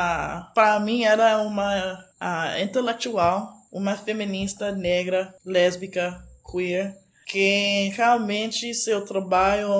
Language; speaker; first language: Portuguese; non-native, fluent; English